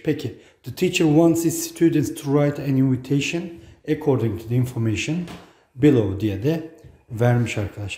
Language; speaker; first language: English; non-native, fluent; Turkish